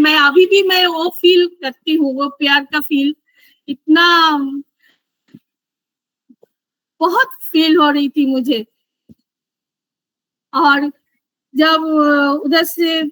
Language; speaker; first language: Hindi; non-native, local second language; Bangla